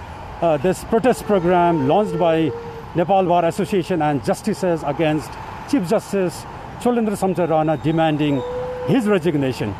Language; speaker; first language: English; non-native, local second language; Nepali